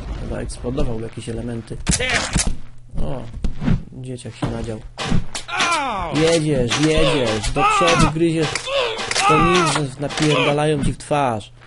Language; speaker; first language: Polish; native; Polish